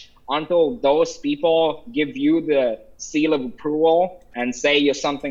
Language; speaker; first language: English; non-native, local second language; Tamil